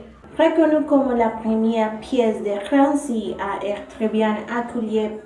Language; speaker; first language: French; non-native, learner; Spanish